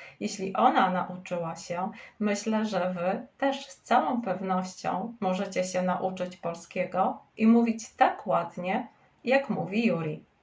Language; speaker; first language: Polish; native; Polish